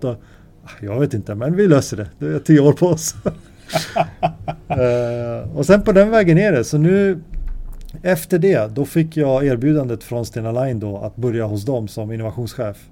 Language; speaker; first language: Swedish; native; Swedish